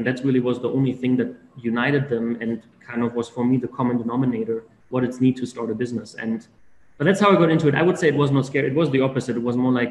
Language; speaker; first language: English; non-native, fluent; German